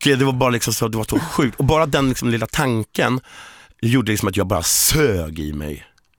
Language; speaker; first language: Swedish; native; Swedish